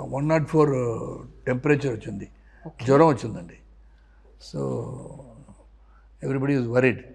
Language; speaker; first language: Telugu; non-native, fluent; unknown